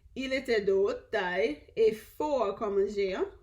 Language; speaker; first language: French; non-native, learner; English